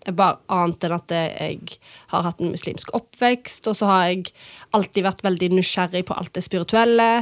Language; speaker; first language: Norwegian; early bilingual, other home language; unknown